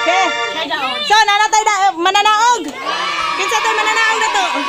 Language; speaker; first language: Cebuano; native; Cebuano